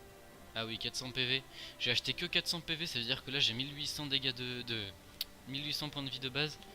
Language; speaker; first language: French; native; French